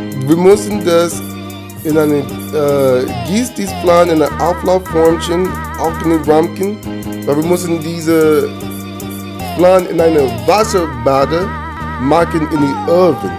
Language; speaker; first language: German; non-native, learner; English